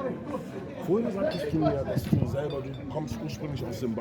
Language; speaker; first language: German; native; German